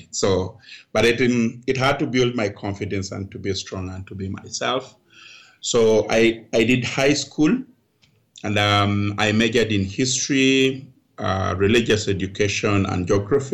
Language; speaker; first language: English; non-native, local second language; Ganda